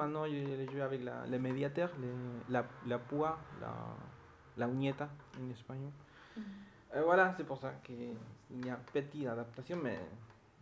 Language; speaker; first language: French; non-native, learner; Spanish